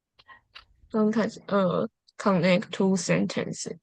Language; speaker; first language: English; non-native, learner; Chinese